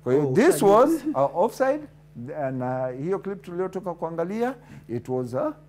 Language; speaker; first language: English; non-native, local second language; Swahili